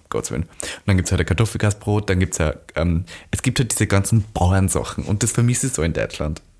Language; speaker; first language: German; native; German